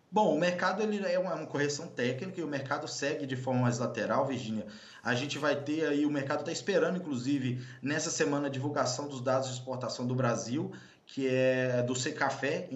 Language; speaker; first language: Portuguese; native; Portuguese